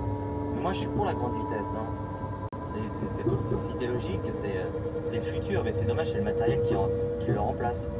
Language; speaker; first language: French; native; French